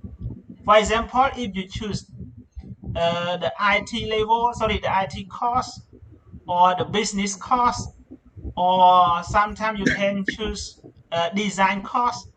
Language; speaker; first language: English; non-native, learner; Khmer